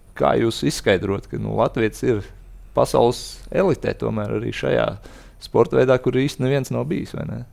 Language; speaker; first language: Latvian; native; Latvian